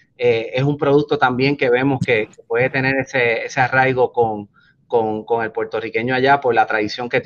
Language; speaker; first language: Spanish; native; Spanish